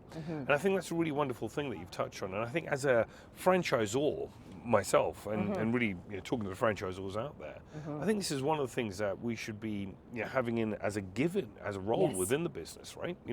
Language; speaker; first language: English; native; English